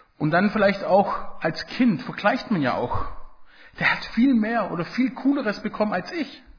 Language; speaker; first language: German; early bilingual, other home language; Italian